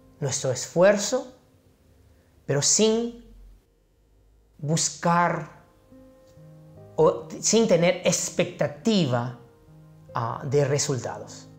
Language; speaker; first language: Spanish; non-native, fluent; Chinese